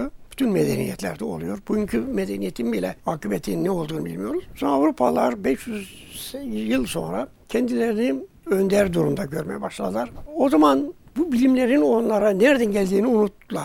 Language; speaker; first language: Turkish; native; Turkish